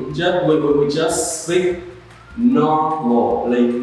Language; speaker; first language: English; non-native, learner; Vietnamese